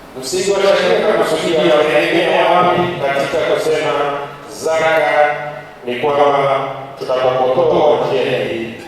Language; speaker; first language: Swahili; native; Swahili